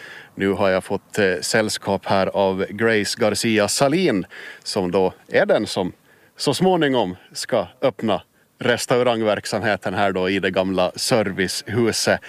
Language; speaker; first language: Swedish; native; Swedish